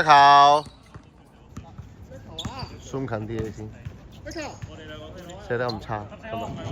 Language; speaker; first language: Chinese; native; Chinese